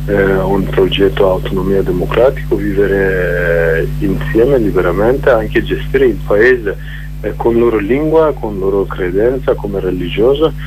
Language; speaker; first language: Italian; non-native, learner; Kurdish